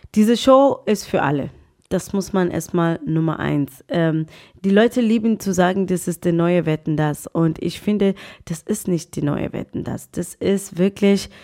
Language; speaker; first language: German; non-native, fluent; Tswana